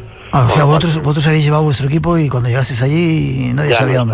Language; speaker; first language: Spanish; native; Spanish